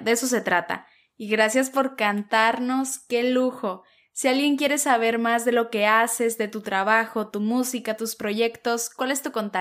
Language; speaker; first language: Spanish; native; Spanish